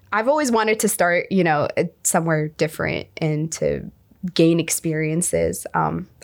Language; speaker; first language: English; non-native, fluent; Arabic